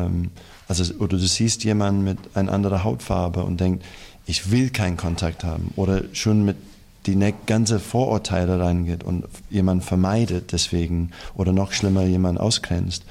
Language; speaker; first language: German; non-native, fluent; English